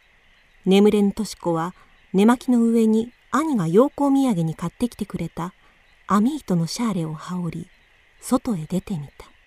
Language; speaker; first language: Japanese; native; Japanese